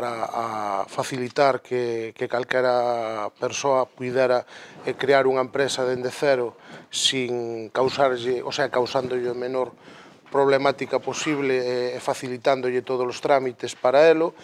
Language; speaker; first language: Galician; native; Galician